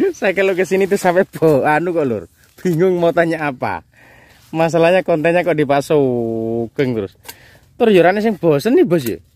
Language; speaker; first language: Indonesian; non-native, local second language; Javanese